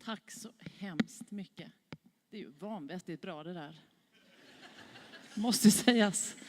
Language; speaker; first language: Swedish; native; Swedish